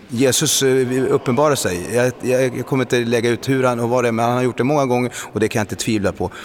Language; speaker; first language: Swedish; early bilingual, other home language; Spanish